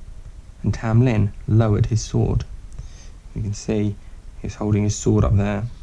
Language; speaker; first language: English; native; English